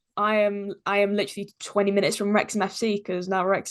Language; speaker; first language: English; native; English